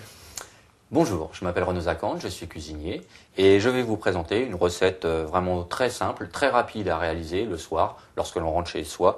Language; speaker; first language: French; native; French